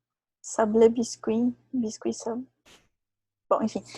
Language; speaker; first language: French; non-native, fluent; Portuguese